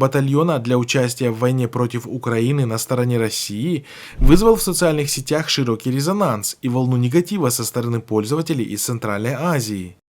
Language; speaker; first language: Russian; native; Russian